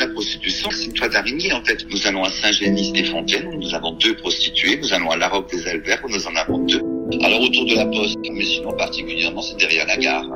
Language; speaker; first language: French; native; French